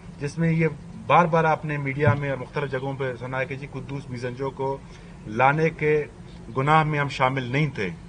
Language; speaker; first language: Urdu; non-native, local second language; Baluchi